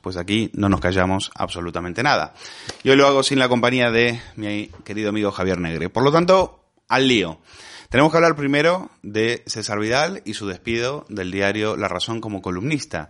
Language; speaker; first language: Spanish; native; Spanish